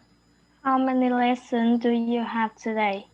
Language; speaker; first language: English; non-native, learner; Vietnamese